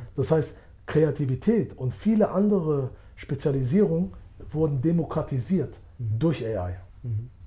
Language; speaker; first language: German; early bilingual, other home language; Albanian